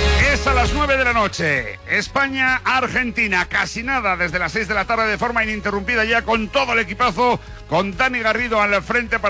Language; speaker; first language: Spanish; native; Spanish